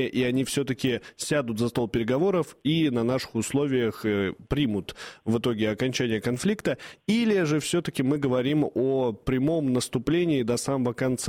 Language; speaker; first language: Russian; native; Russian